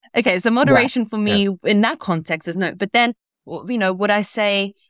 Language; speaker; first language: English; early bilingual, other home language; Italian